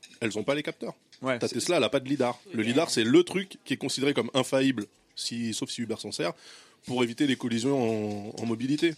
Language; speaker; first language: French; native; French